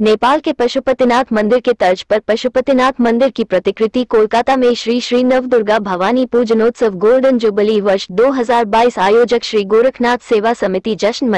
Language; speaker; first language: Hindi; native; Hindi